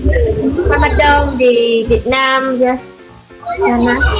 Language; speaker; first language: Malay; non-native, learner; Vietnamese